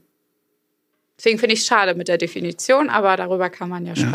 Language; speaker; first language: German; early bilingual, other home language; Arabic